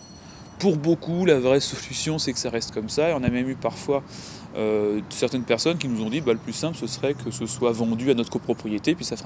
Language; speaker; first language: French; native; French